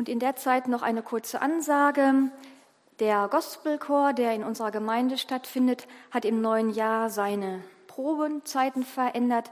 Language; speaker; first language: German; native; German